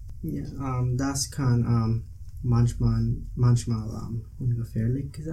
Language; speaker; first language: German; non-native, learner; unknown